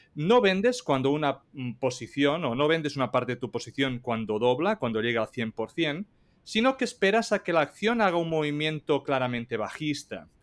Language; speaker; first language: Spanish; native; Spanish